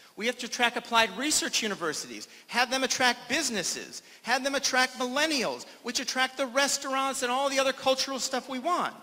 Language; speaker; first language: English; native; English